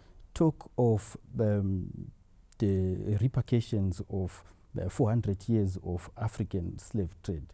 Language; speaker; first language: English; non-native, local second language; Shona